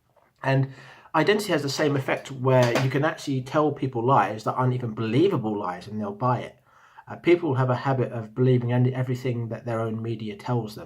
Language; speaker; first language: English; native; English